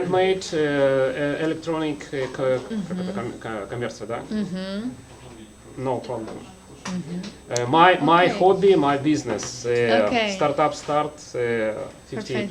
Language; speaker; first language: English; non-native, learner; Russian